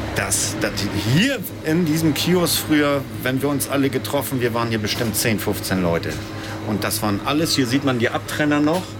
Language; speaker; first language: German; native; German